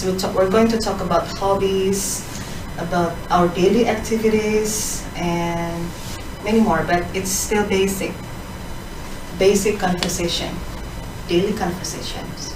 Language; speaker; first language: English; non-native, fluent; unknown